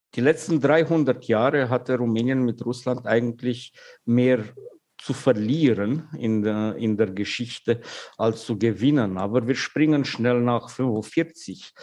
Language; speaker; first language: German; non-native, fluent; Russian